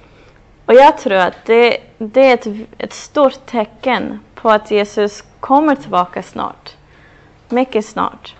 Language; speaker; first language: Swedish; non-native, fluent; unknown